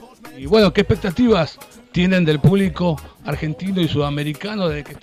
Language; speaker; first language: Spanish; native; Spanish